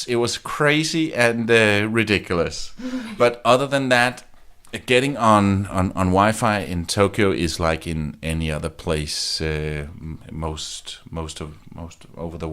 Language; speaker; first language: English; non-native, fluent; Danish